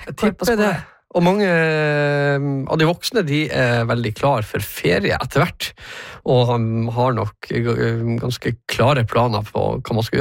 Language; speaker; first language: Norwegian; native; Norwegian